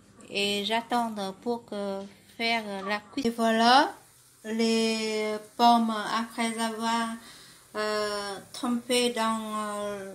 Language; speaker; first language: French; non-native, fluent; Vietnamese